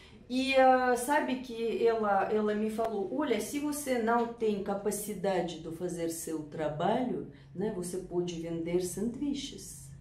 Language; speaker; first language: Portuguese; non-native, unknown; Russian